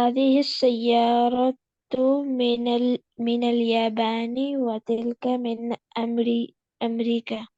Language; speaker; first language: Arabic; non-native, learner; Urdu